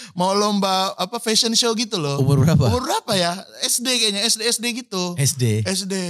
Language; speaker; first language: Indonesian; native; Indonesian